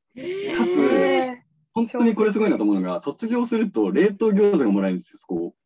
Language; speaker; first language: Japanese; native; Japanese